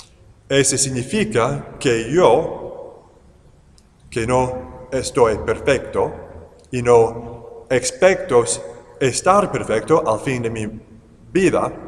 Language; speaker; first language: Spanish; non-native, fluent; English